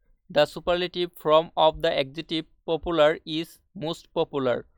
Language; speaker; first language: English; non-native, local second language; Bangla